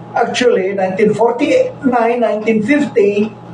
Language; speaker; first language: English; non-native, local second language; Filipino